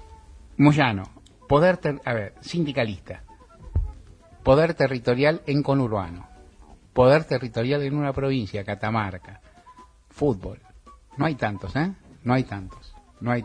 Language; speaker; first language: Spanish; native; Spanish